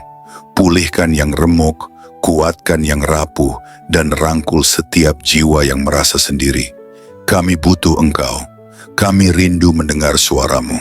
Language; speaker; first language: Indonesian; native; Indonesian